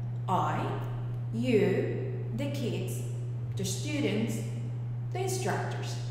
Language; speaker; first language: English; non-native, fluent; Spanish